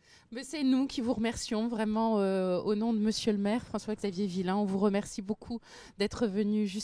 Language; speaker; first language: French; native; French